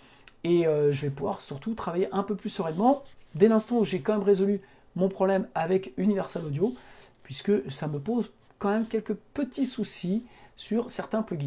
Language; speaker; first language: French; native; French